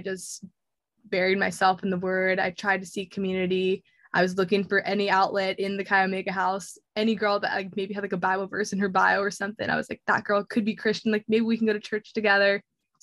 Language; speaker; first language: English; native; English